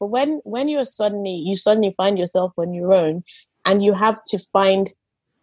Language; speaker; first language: English; non-native, local second language; Yoruba